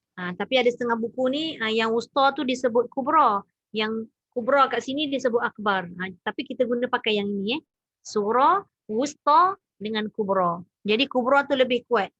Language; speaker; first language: Malay; native; Malay